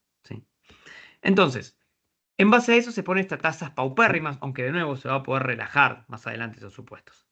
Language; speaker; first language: Spanish; native; Spanish